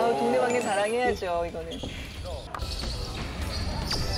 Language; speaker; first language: Korean; native; Korean